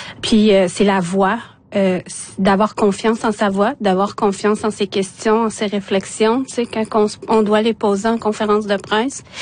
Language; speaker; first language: French; non-native, local second language; Innu-aimun